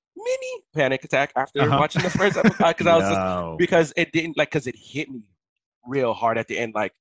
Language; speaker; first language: English; early bilingual, other home language; Haitian Creole